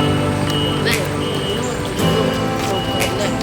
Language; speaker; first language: Chinese; non-native, learner; Filipino